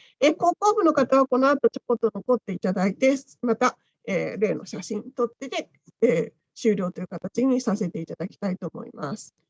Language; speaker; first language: Japanese; native; Japanese